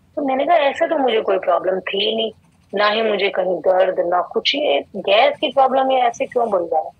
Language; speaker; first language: Hindi; native; Hindi